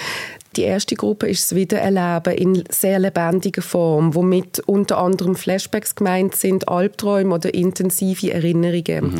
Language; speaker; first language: German; native; German